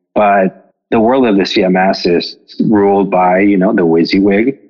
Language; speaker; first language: English; non-native, fluent; Spanish